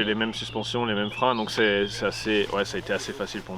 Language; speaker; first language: French; native; French